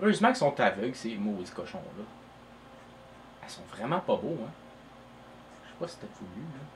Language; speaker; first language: French; native; French